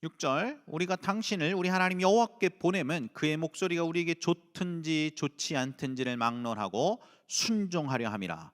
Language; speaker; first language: Korean; native; Korean